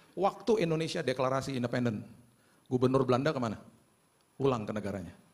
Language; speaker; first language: Indonesian; native; Indonesian